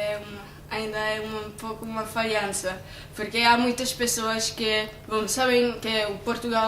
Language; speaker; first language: Portuguese; non-native, fluent; Czech